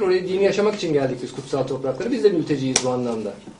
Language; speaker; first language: Turkish; native; Turkish